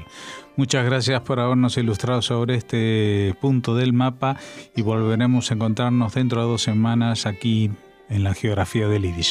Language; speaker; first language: Spanish; native; Spanish